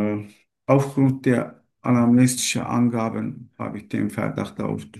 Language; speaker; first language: German; non-native, learner; Turkish